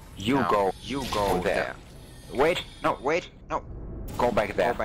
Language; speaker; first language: English; non-native, learner; German